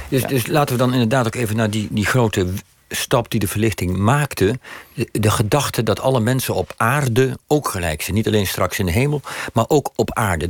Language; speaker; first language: Dutch; native; Dutch